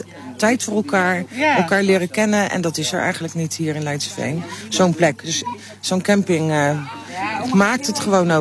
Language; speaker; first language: Dutch; native; Dutch